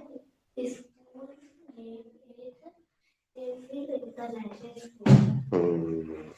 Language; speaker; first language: English; non-native, learner; Hindi